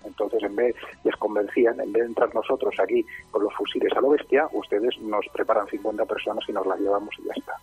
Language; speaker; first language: Spanish; native; Spanish